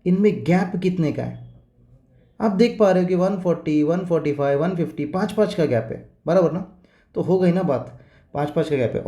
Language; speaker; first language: Hindi; non-native, local second language; Marathi